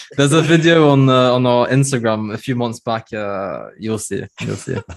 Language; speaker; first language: English; native; English